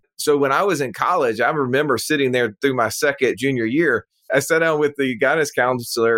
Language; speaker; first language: English; native; English